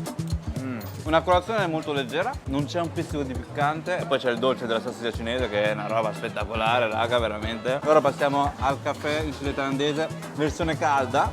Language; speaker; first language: Italian; early bilingual, other home language; Chinese